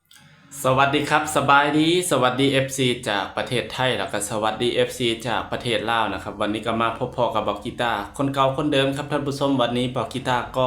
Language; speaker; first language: Thai; non-native, local second language; Lao